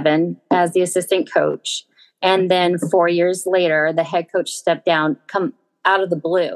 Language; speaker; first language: English; native; English